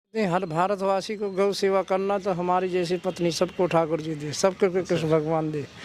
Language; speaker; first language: Hindi; native; Hindi